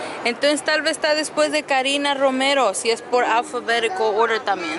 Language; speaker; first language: Spanish; early bilingual, heritage; Spanish